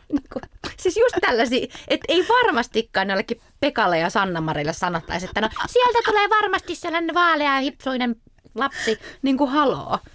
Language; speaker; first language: Finnish; early bilingual, other home language; Arabic